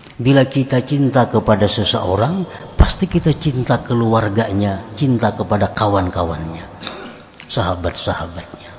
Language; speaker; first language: Indonesian; non-native, local second language; Banjar